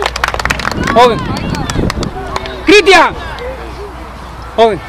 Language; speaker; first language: Spanish; native; Spanish